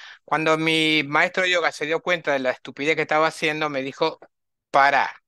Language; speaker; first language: Spanish; native; Spanish